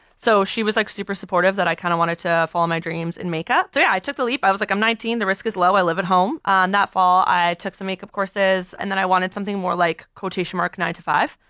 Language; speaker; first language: English; early bilingual, other home language; Portuguese